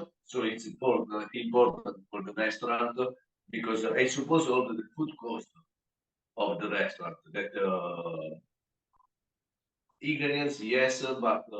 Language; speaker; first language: English; non-native, learner; Italian